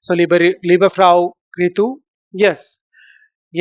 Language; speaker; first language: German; non-native, fluent; Hindi